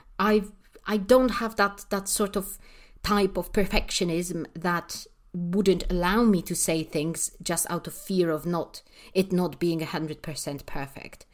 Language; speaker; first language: English; non-native, fluent; Polish